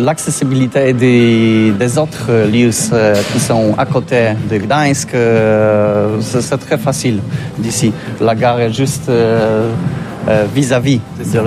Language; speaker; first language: French; non-native, learner; Polish